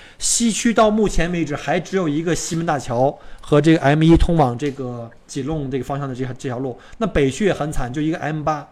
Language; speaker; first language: Chinese; native; Chinese